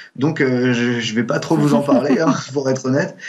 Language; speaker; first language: French; native; French